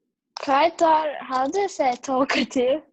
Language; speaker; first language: English; non-native, learner; Turkish